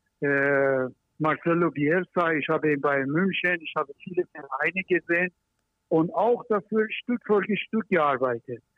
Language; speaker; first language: German; non-native, learner; Persian